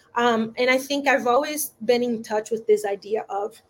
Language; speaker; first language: English; non-native, fluent; Portuguese